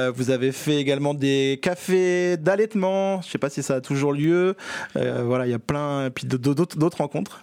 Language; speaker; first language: French; native; French